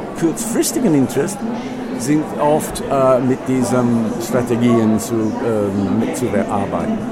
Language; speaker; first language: German; non-native, fluent; English